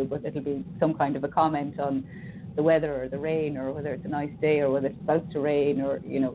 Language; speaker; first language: English; native; English